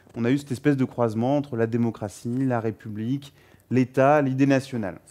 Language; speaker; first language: French; native; French